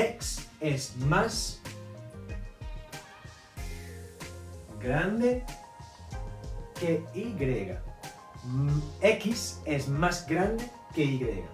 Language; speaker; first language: Spanish; non-native, fluent; English